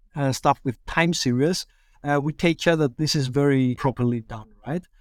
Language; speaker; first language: English; early bilingual, other home language; German